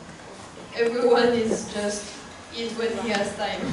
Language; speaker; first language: English; non-native, fluent; French